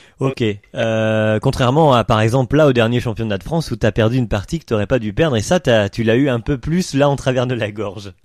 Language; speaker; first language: French; native; French